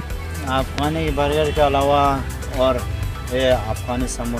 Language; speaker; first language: Hindi; non-native, learner; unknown